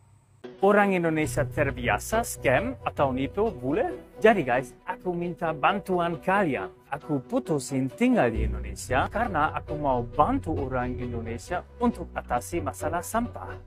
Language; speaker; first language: Indonesian; non-native, fluent; German